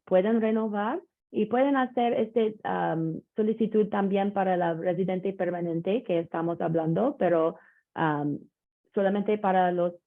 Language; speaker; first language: Spanish; non-native, learner; English